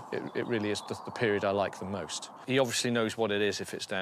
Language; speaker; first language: English; native; English